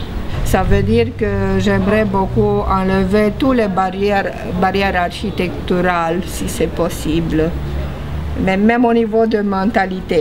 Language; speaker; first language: French; non-native, fluent; Romanian